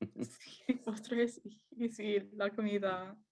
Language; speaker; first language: Spanish; non-native, learner; English